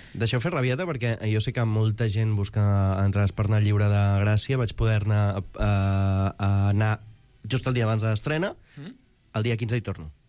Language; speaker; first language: Catalan; native; Catalan